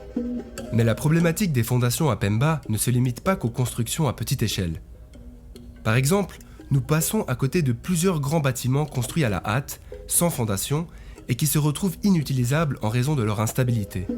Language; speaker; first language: French; native; French